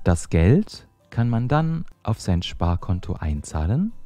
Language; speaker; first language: German; non-native, fluent; Persian